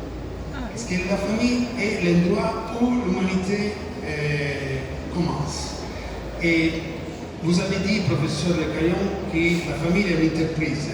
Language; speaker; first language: French; non-native, fluent; Italian